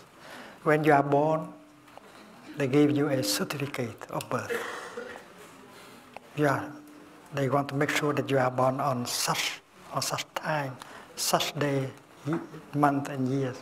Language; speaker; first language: English; non-native, fluent; Vietnamese